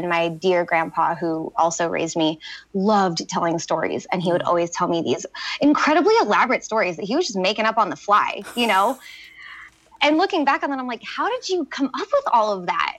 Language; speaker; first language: English; native; English